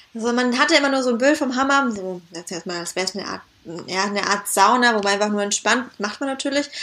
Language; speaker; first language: German; native; German